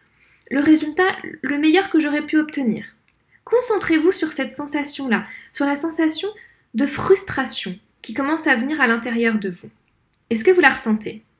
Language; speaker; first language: French; native; French